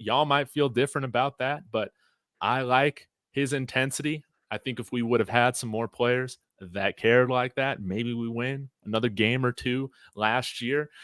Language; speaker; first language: English; native; English